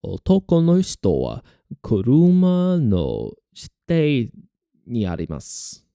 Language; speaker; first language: Japanese; non-native, learner; English